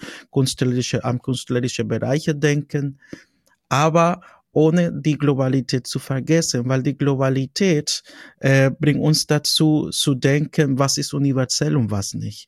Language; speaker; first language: German; non-native, fluent; Spanish